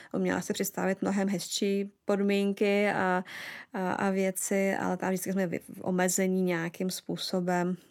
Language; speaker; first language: Czech; non-native, fluent; Russian